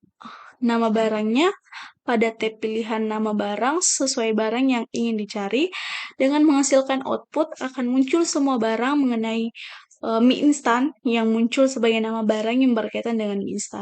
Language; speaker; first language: Indonesian; native; Indonesian